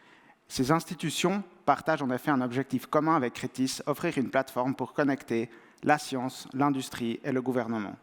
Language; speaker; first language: French; native; French